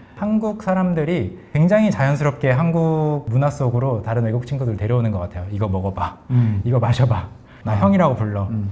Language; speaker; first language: Korean; native; Korean